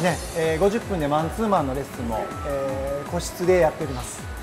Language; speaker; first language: Japanese; native; Japanese